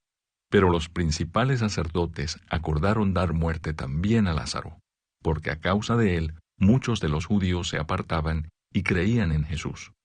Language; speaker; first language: Spanish; native; Spanish